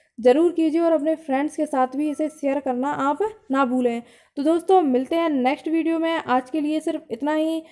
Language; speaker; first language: Hindi; native; Hindi